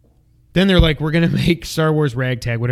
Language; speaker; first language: English; native; English